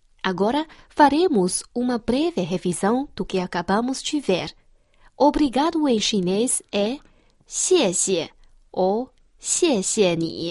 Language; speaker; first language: Portuguese; non-native, fluent; Chinese